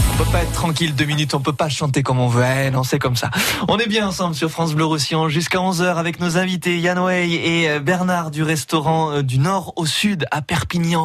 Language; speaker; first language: French; native; French